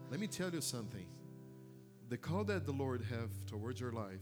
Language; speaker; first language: English; non-native, fluent; Portuguese